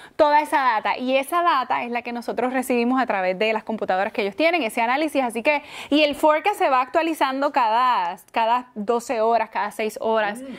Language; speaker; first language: Spanish; native; Spanish